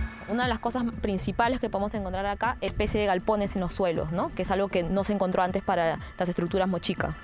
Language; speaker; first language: Spanish; native; Spanish